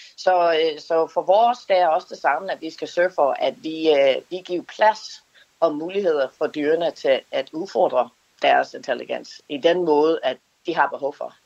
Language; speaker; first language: Danish; non-native, fluent; English